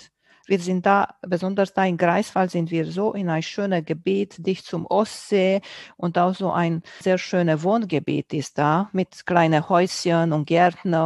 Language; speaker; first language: German; non-native, fluent; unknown